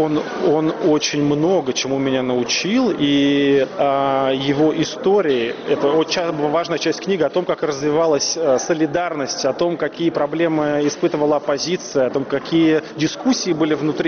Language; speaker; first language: Russian; native; Russian